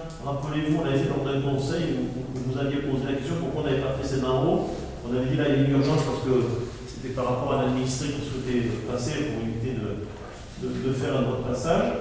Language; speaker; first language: French; native; French